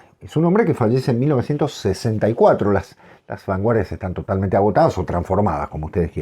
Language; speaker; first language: Spanish; native; Spanish